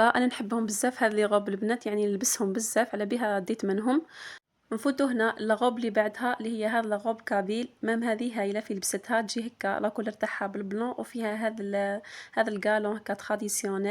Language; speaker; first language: Arabic; native; Arabic